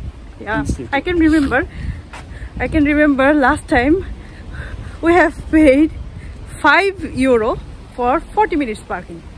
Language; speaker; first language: English; non-native, local second language; Bangla